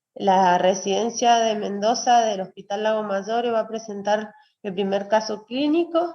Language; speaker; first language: Spanish; native; Spanish